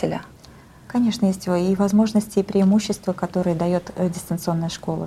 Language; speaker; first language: Russian; native; Russian